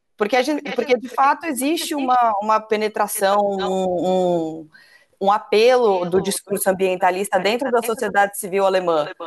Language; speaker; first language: Portuguese; native; Portuguese